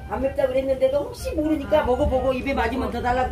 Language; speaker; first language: Korean; native; Korean